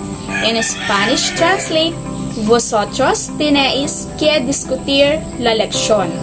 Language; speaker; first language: Spanish; non-native, learner; Filipino